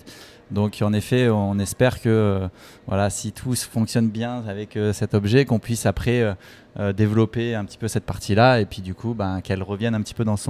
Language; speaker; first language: French; native; French